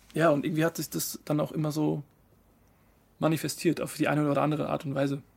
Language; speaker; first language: German; native; German